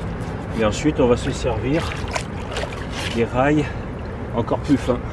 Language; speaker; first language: French; native; French